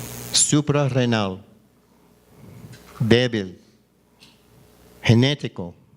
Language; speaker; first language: Spanish; non-native, learner; English